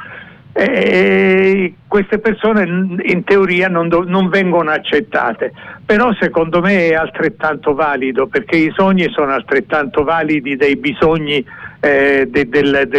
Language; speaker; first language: Italian; native; Italian